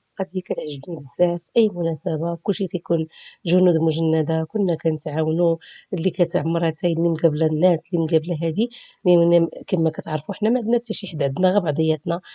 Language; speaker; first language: Arabic; native; Arabic